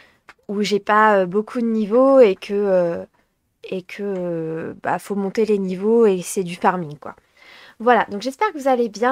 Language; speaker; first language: French; native; French